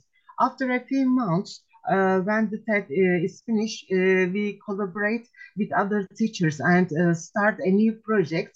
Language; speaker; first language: English; non-native, fluent; Turkish